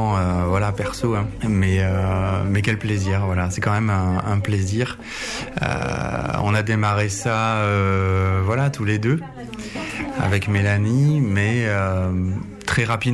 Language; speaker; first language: French; native; French